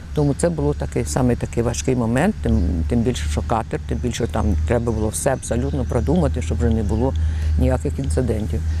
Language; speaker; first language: Ukrainian; native; Ukrainian